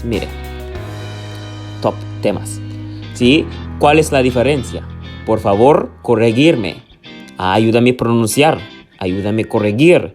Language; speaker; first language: Spanish; non-native, learner; English